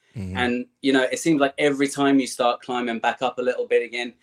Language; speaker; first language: English; native; English